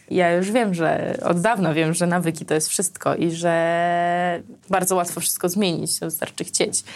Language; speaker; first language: Polish; early bilingual, other home language; Armenian